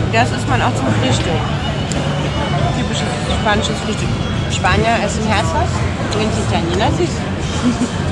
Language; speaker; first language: German; non-native, fluent; Italian